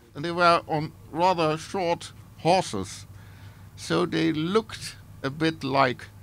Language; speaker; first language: English; non-native, fluent; Dutch